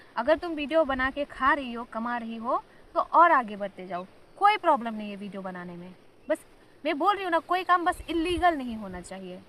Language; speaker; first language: Hindi; non-native, local second language; Sadri